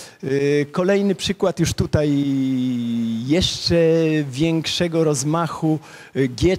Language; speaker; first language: Polish; native; Polish